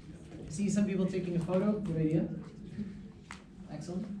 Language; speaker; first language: English; native; English